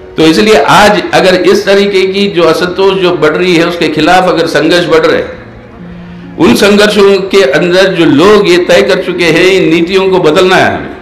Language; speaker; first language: Hindi; non-native, local second language; Telugu